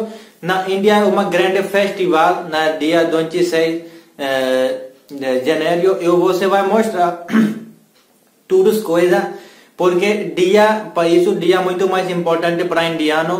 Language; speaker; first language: Portuguese; non-native, learner; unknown